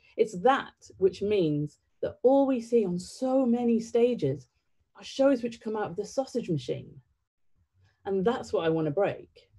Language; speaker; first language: English; native; English